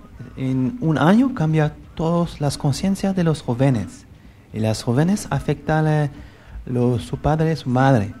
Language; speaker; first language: Spanish; non-native, learner; French